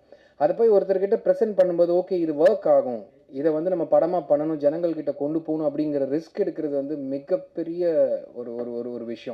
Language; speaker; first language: Tamil; native; Tamil